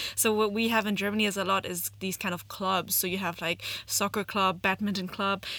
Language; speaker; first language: English; non-native, fluent; German